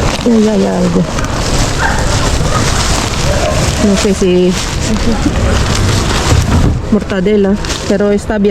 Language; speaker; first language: Spanish; non-native, learner; Filipino